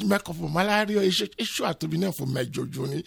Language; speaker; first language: Hungarian; non-native, fluent; Yoruba